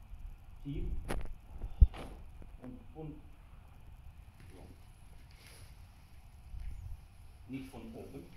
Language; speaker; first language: German; non-native, learner; Russian